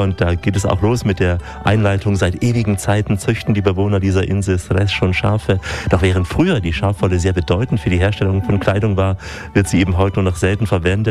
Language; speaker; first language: German; native; German